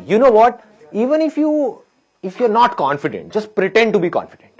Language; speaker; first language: English; non-native, local second language; Hindi